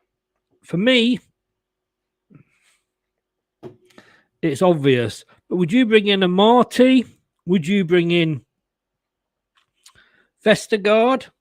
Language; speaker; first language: English; native; English